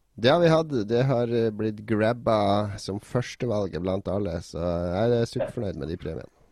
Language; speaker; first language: Norwegian; native; Norwegian